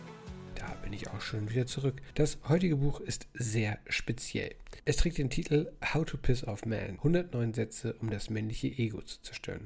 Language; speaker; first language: German; native; German